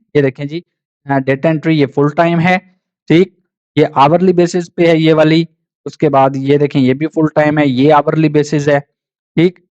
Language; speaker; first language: Urdu; non-native, local second language; Punjabi